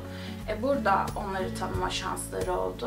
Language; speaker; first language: Turkish; native; Turkish